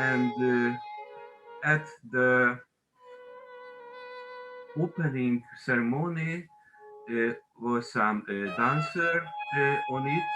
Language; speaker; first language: English; non-native, learner; Hungarian